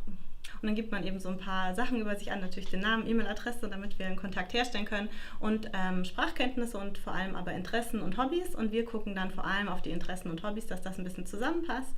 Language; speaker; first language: German; native; German